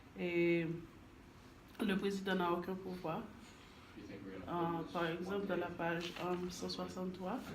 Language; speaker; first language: French; non-native, learner; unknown